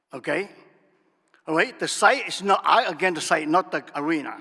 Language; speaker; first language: English; non-native, learner; Vietnamese